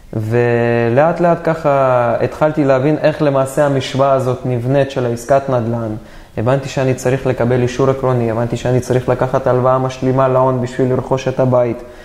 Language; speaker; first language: Hebrew; native; Hebrew